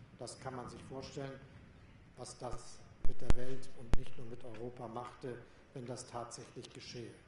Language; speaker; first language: German; native; German